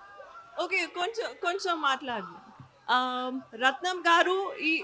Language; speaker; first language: Telugu; non-native, learner; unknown